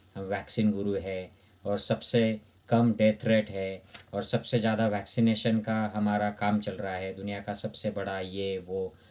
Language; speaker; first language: Hindi; non-native, local second language; Marathi